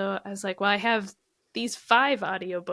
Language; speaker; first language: English; native; English